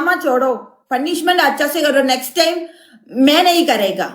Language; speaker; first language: Hindi; non-native, learner; Malayalam